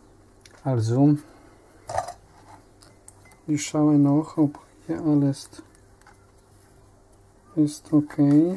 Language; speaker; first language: German; non-native, learner; Polish